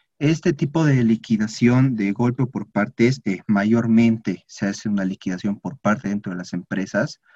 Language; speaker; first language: Spanish; native; Spanish